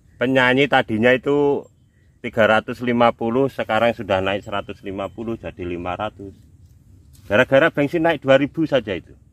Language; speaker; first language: Indonesian; non-native, local second language; Javanese